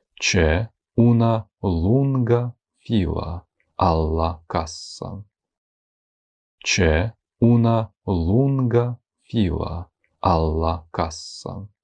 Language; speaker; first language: Italian; non-native, fluent; Ukrainian